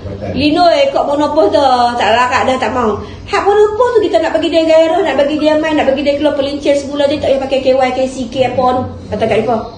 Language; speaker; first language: Malay; native; Malay